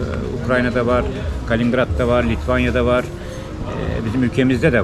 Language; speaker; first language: Turkish; native; Turkish